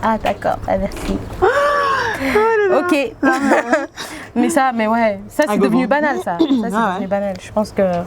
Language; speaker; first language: French; native; French